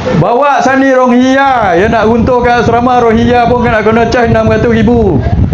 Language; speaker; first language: Malay; native; Malay